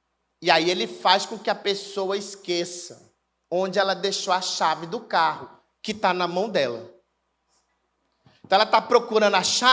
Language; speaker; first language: Portuguese; native; Portuguese